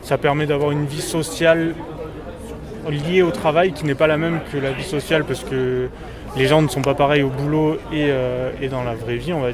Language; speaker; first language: French; native; French